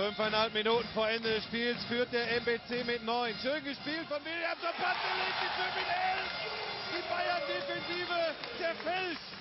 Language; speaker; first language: German; native; German